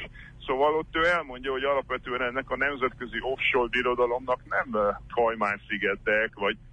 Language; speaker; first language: Hungarian; native; Hungarian